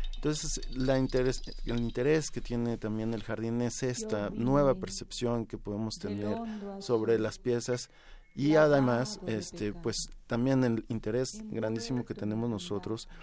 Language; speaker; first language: Spanish; native; Spanish